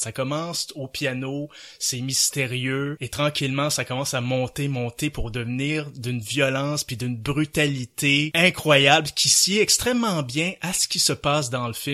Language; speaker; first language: French; native; French